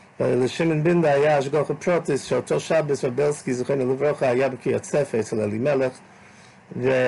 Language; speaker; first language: Hebrew; non-native, fluent; English